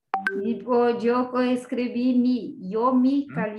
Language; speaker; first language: Spanish; non-native, learner; Portuguese